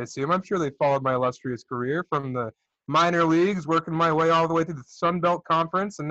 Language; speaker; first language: English; native; English